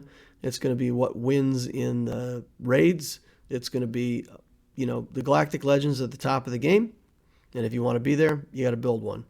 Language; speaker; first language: English; native; English